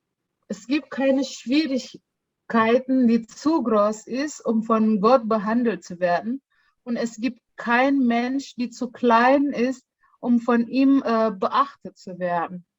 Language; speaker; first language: German; non-native, fluent; Indonesian